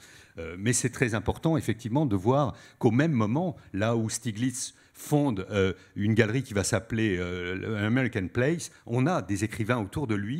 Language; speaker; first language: French; native; French